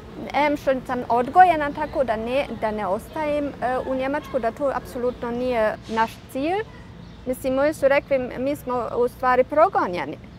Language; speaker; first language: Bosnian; early bilingual, heritage; Bosnian